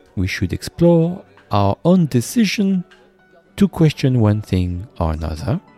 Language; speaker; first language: English; non-native, fluent; French